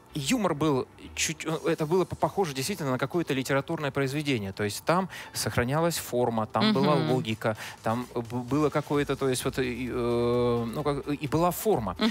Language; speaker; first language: Russian; native; Russian